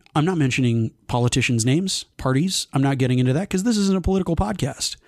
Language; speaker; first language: English; native; English